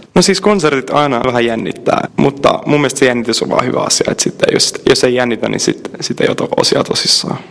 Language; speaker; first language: Finnish; early bilingual, other home language; English